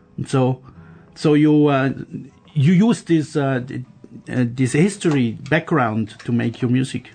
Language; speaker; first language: English; non-native, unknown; German